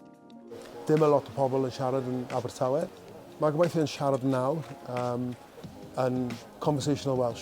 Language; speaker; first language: Welsh; non-native, local second language; English